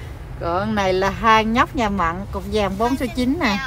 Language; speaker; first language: Vietnamese; native; Vietnamese